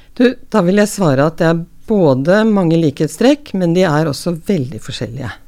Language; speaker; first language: Norwegian; native; Norwegian